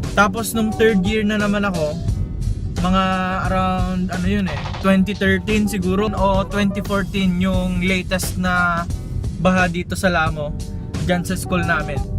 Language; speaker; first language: Filipino; non-native, local second language; Iloko